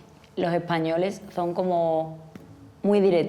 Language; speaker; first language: Spanish; native; Spanish